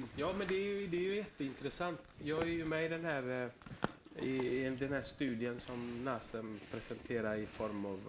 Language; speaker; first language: Swedish; early bilingual, other home language; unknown